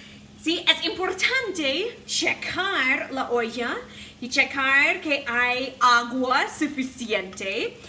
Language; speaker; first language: Spanish; non-native, fluent; English